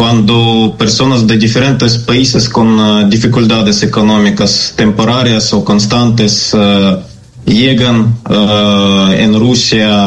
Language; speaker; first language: Spanish; non-native, learner; Ukrainian